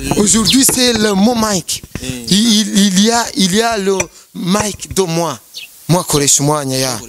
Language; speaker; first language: French; non-native, learner; Rundi